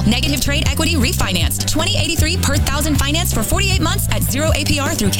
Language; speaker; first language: English; native; English